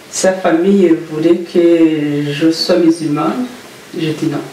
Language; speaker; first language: French; non-native, local second language; Kinyarwanda